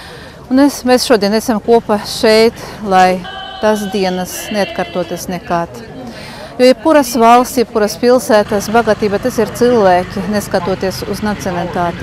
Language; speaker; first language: Latvian; non-native, local second language; Russian